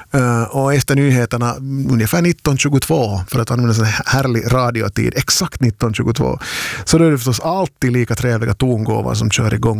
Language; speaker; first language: Swedish; native; Swedish